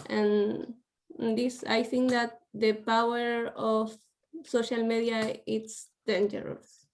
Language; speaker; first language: English; non-native, learner; Spanish